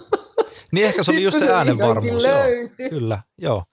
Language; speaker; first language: Finnish; native; Finnish